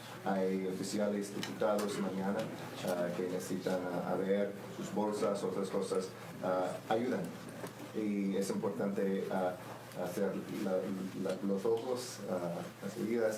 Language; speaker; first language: Spanish; non-native, learner; English